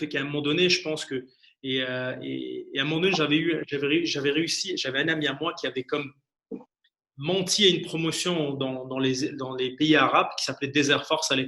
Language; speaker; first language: French; early bilingual, other home language; Arabic